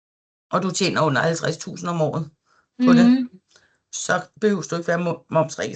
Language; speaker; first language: Danish; native; Danish